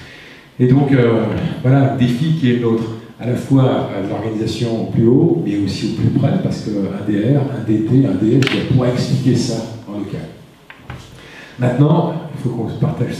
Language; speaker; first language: French; native; French